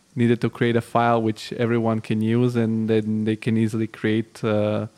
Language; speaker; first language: English; non-native, fluent; Bulgarian